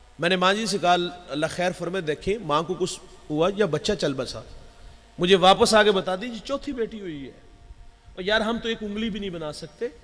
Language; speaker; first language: Urdu; non-native, local second language; Punjabi